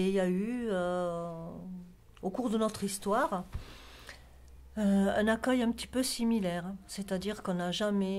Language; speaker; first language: French; native; French